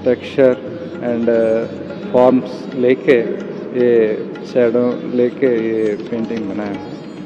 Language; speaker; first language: Hindi; non-native, local second language; Kannada